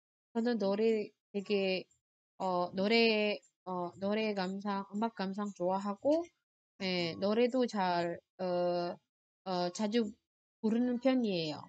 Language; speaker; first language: Korean; non-native, fluent; Indonesian